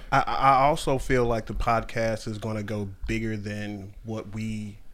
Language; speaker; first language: English; native; English